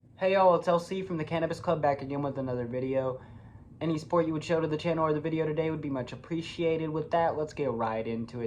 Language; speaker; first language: English; native; English